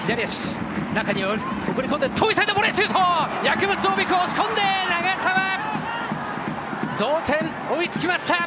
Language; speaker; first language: Japanese; native; Japanese